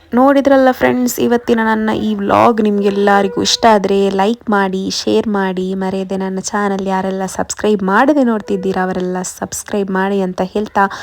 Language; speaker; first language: Kannada; native; Kannada